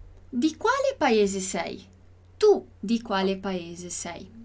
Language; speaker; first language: Italian; non-native, fluent; Portuguese